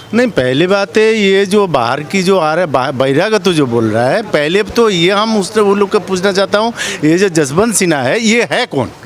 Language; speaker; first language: Hindi; non-native, local second language; Bangla